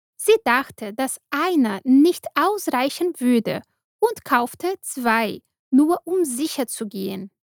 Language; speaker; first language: German; non-native, fluent; Portuguese